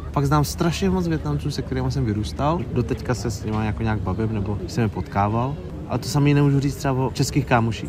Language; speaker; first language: Czech; early bilingual, other home language; Vietnamese